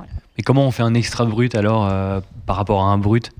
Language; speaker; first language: French; native; French